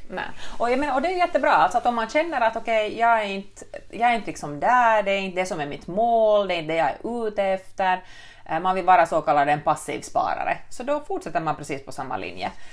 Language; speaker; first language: Swedish; native; Swedish